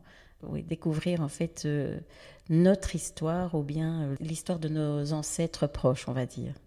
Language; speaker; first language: French; native; French